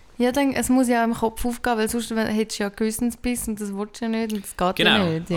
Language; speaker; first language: German; native; German